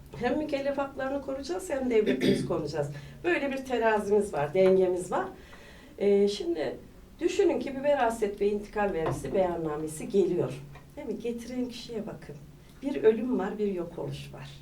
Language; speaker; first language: Turkish; native; Turkish